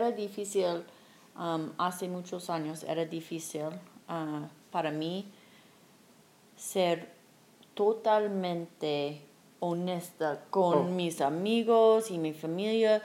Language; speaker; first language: Spanish; non-native, learner; English